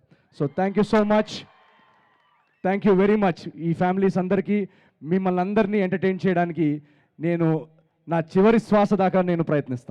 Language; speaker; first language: Telugu; native; Telugu